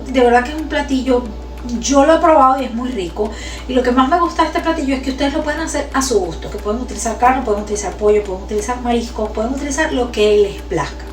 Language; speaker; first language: Spanish; native; Spanish